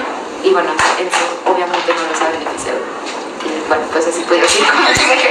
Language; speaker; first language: Spanish; native; Spanish